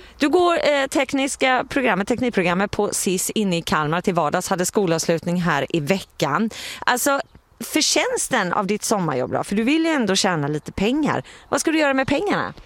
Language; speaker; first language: Swedish; native; Swedish